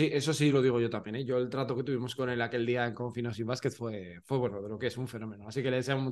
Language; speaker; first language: Spanish; native; Spanish